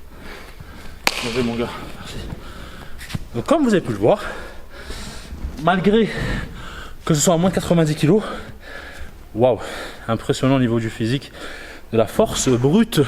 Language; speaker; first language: French; native; French